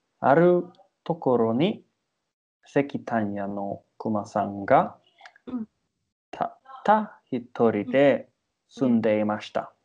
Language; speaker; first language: Japanese; non-native, learner; English